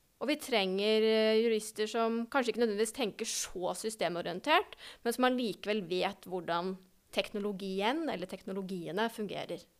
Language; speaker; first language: Norwegian; native; Norwegian